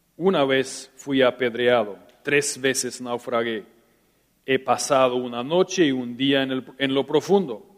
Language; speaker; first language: Spanish; non-native, local second language; German